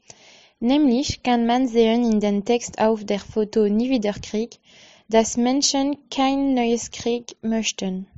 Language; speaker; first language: German; non-native, learner; French